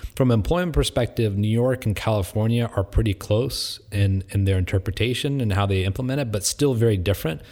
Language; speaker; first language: English; native; English